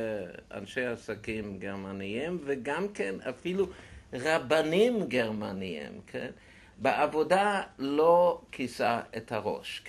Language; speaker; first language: Hebrew; non-native, fluent; German